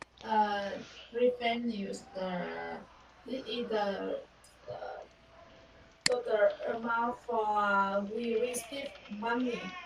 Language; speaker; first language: English; non-native, learner; Vietnamese